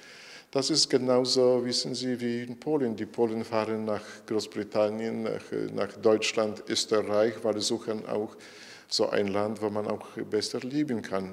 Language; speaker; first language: German; non-native, fluent; Polish